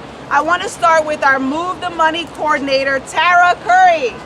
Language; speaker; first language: English; native; English